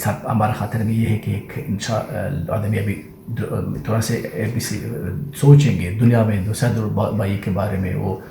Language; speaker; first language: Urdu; non-native, learner; Persian